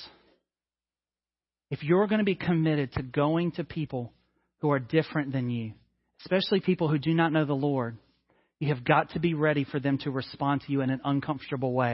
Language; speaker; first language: English; native; English